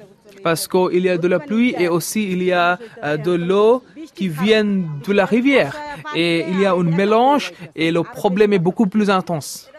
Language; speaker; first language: French; non-native, fluent; Bangla